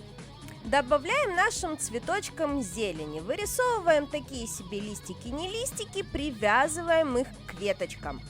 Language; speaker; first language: Russian; native; Russian